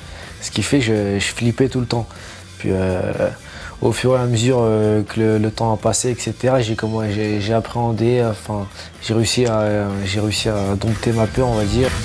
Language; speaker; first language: French; early bilingual, other home language; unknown